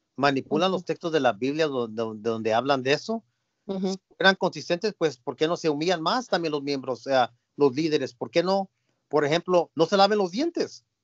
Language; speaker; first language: Spanish; early bilingual, heritage; Spanish